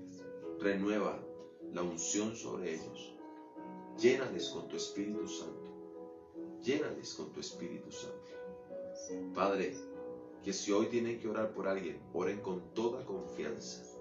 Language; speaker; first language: Spanish; native; Spanish